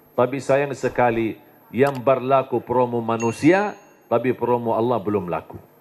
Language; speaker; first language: Indonesian; non-native, fluent; Arabic